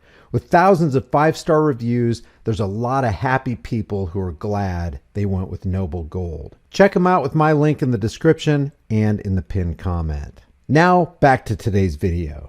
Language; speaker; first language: English; native; English